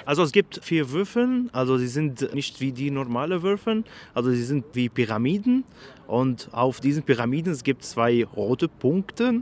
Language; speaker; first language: German; non-native, learner; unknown